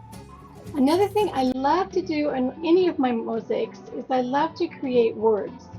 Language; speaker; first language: English; native; English